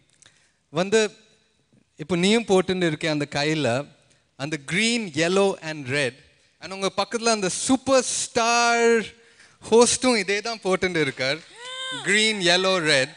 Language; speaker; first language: Tamil; early bilingual, heritage; Tamil